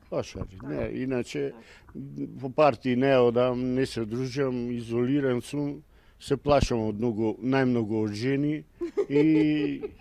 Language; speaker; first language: Macedonian; native; Macedonian